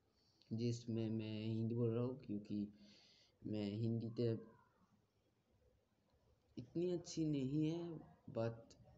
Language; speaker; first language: Hindi; non-native, learner; Bangla